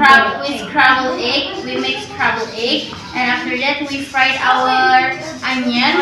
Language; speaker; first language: English; non-native, learner; Indonesian